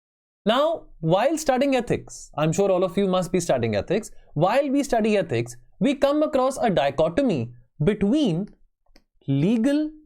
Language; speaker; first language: English; non-native, local second language; Hindi